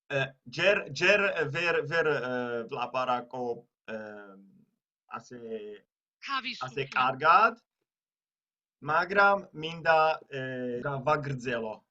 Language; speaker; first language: Georgian; non-native, learner; Italian